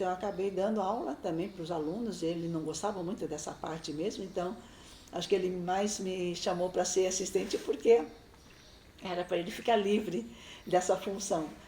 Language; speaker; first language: Portuguese; early bilingual, other home language; Chinese